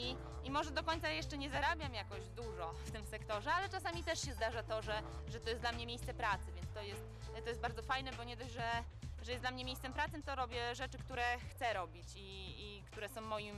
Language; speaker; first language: Polish; native; Polish